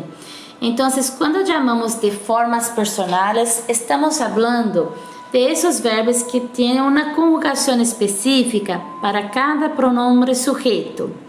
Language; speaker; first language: Spanish; non-native, fluent; Portuguese